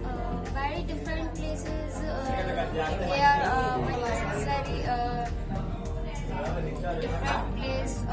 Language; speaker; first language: English; non-native, learner; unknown